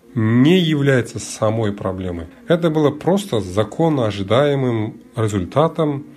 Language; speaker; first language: Russian; early bilingual, other home language; Mongolian